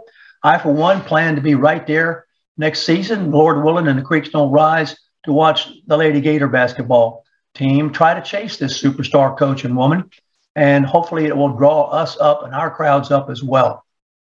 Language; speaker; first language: English; native; English